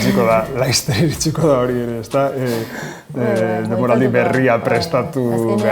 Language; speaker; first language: Basque; native; Basque